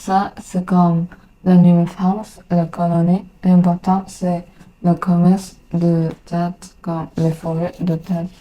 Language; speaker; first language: French; non-native, learner; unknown